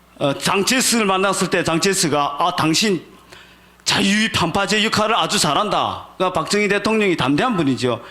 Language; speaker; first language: Korean; native; Korean